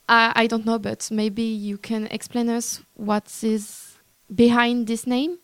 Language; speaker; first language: English; non-native, learner; French